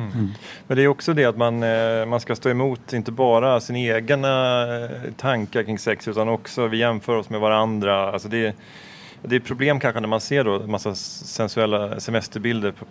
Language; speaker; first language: Swedish; native; Swedish